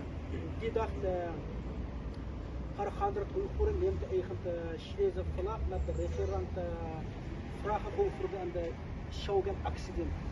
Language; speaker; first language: Dutch; non-native, learner; Uyghur